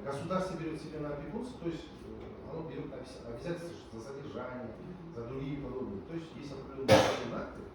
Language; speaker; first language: Russian; non-native, local second language; Kazakh